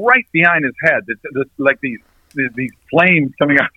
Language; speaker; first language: English; native; English